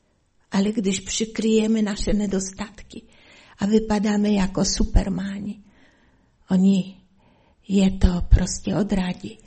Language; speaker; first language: Czech; non-native, fluent; Polish